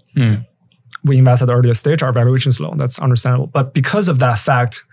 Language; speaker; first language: English; native; English